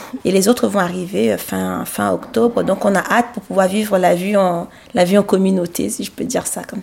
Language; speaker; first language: French; non-native, local second language; Sango